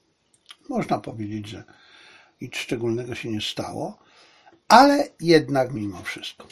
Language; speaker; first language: Polish; native; Polish